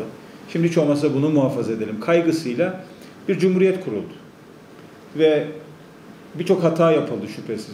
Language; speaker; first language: Turkish; native; Turkish